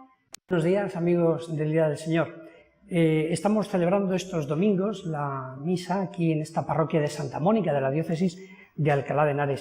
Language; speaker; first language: Spanish; native; Spanish